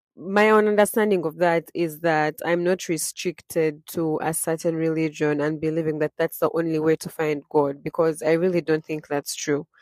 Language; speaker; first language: English; non-native, local second language; Ganda